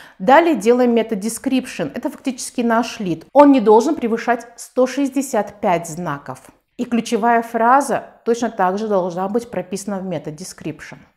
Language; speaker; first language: Russian; non-native, local second language; Tajik